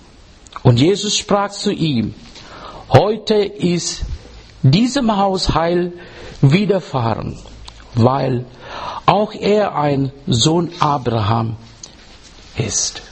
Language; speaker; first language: German; non-native, learner; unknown